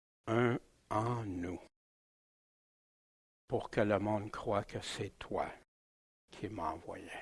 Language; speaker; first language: French; native; French